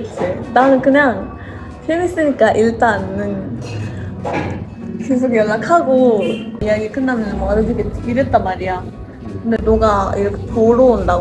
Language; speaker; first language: Korean; non-native, fluent; Nepali